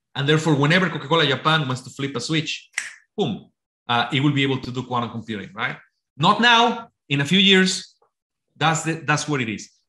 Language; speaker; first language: English; non-native, fluent; Spanish